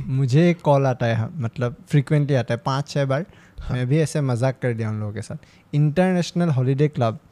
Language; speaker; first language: Hindi; non-native, local second language; Assamese